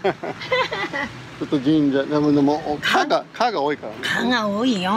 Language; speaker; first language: Japanese; non-native, fluent; English